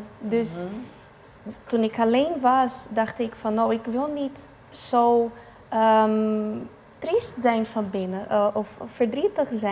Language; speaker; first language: Dutch; non-native, fluent; Portuguese